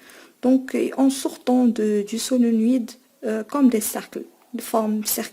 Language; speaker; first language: French; non-native, local second language; Arabic